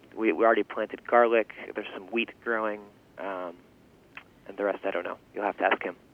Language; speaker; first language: English; early bilingual, other home language; Yiddish